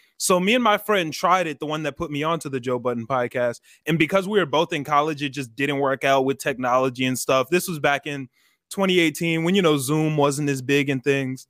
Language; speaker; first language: English; native; English